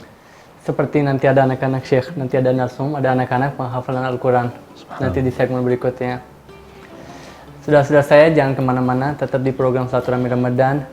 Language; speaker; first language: Indonesian; native; Indonesian